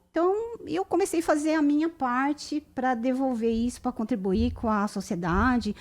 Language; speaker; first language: Portuguese; early bilingual, other home language; Japanese